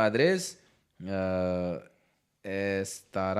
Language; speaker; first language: Spanish; non-native, learner; Hindi